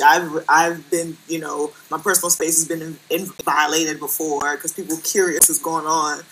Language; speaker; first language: English; native; English